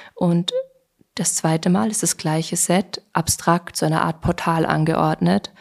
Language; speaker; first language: German; native; German